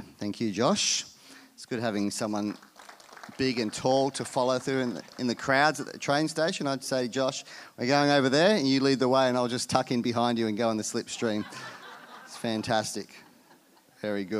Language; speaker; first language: English; native; English